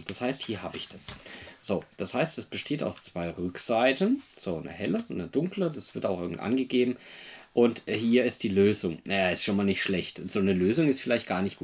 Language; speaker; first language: German; native; German